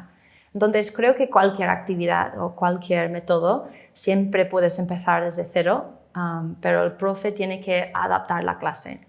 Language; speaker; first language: Spanish; non-native, fluent; English